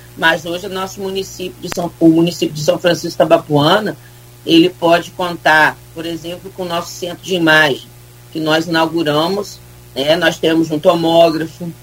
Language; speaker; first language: Portuguese; native; Portuguese